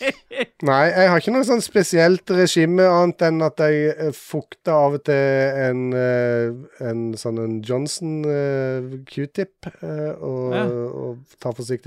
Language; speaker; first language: Norwegian; native; Norwegian